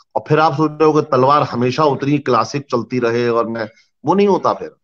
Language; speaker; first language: Hindi; native; Hindi